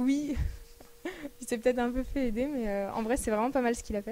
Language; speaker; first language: French; native; French